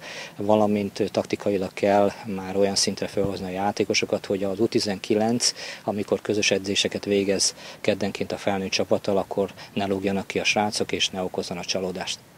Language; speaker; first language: Hungarian; native; Hungarian